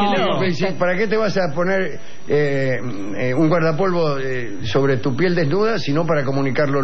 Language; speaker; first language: Spanish; native; Spanish